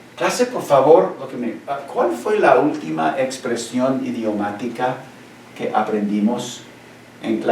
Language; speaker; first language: Spanish; non-native, fluent; English